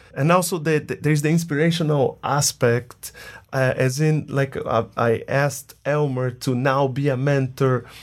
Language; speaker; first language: English; non-native, fluent; Portuguese